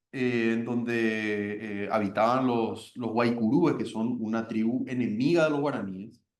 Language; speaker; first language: Spanish; native; Spanish